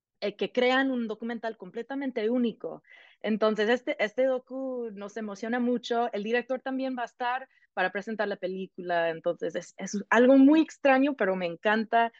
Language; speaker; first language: Spanish; non-native, fluent; English